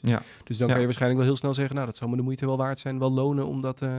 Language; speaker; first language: Dutch; native; Dutch